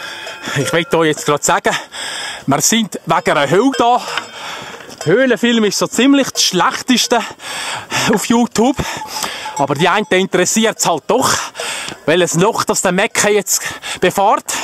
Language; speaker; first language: German; native; German